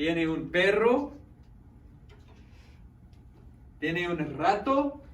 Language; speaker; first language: Spanish; non-native, fluent; English